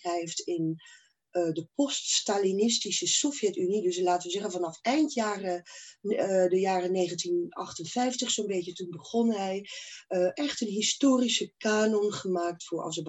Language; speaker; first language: Dutch; native; Dutch